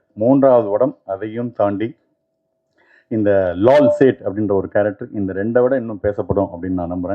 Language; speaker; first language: Tamil; native; Tamil